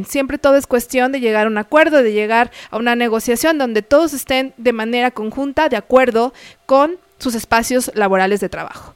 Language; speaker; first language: Spanish; native; Spanish